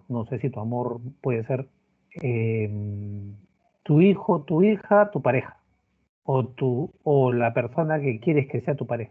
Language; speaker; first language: Spanish; native; Spanish